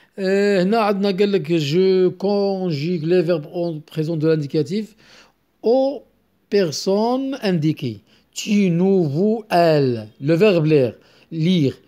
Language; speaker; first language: French; non-native, local second language; Arabic